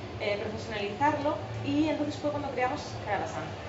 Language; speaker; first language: Spanish; native; Spanish